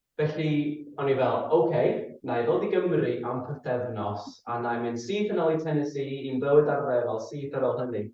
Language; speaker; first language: Welsh; non-native, fluent; English